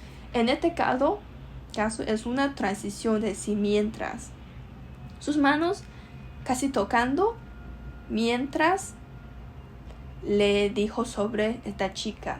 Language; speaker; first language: Spanish; non-native, learner; Chinese